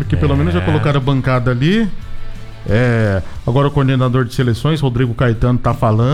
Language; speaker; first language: Portuguese; native; Portuguese